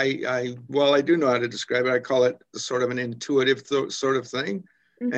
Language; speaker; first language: English; native; English